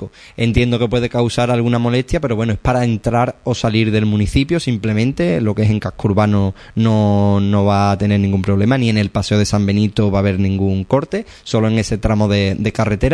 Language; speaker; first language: Spanish; native; Spanish